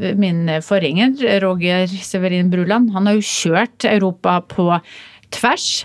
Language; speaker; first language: Norwegian; early bilingual, other home language; Polish